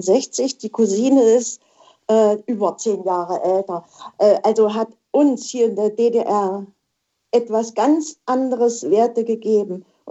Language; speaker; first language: German; native; German